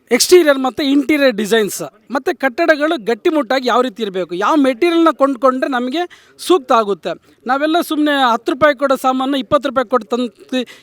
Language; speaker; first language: Kannada; native; Kannada